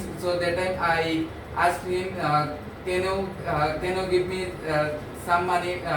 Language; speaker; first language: English; non-native, learner; Bangla